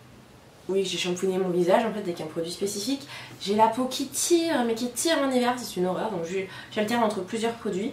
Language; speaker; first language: French; native; French